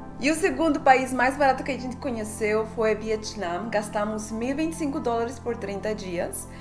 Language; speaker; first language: Portuguese; non-native, fluent; Spanish